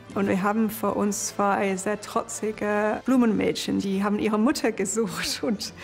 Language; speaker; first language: German; non-native, fluent; English